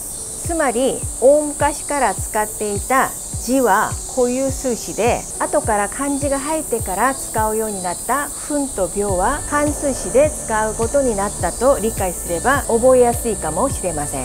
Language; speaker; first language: Japanese; non-native, fluent; Korean